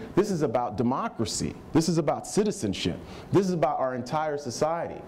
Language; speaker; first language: English; native; English